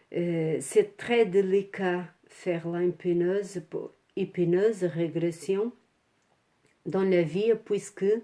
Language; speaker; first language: French; non-native, fluent; Portuguese